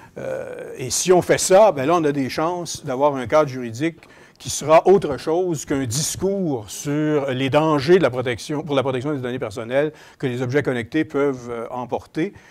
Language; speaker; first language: French; native; French